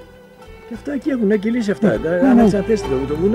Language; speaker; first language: Greek; native; Greek